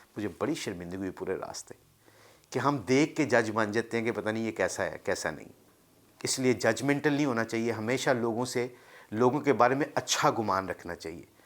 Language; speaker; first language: Urdu; non-native, local second language; Punjabi